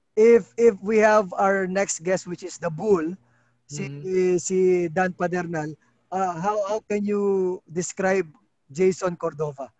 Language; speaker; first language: English; non-native, local second language; Filipino